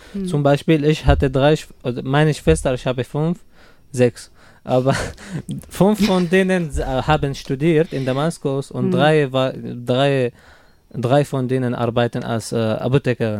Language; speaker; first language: German; non-native, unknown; Arabic